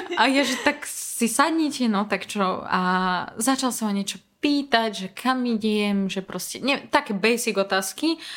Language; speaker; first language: Slovak; non-native, fluent; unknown